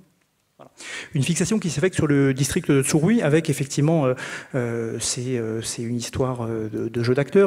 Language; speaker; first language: French; native; French